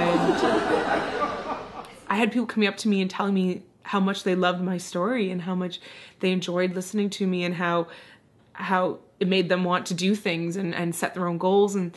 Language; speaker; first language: English; native; English